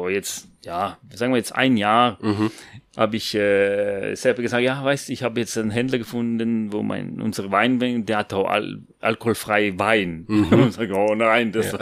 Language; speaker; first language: German; non-native, fluent; Italian